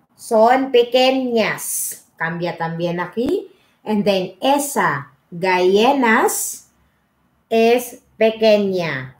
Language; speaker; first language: Spanish; non-native, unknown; Filipino